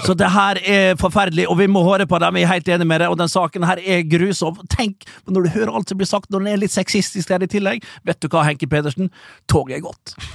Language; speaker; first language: Norwegian; early bilingual, other home language; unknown